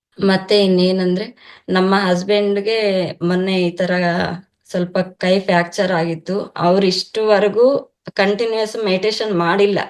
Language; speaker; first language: Kannada; non-native, local second language; Telugu